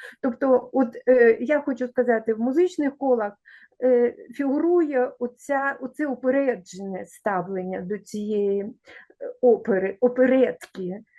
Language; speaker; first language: Ukrainian; native; Ukrainian